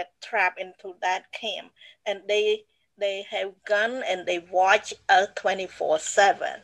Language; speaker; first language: English; non-native, fluent; Khmer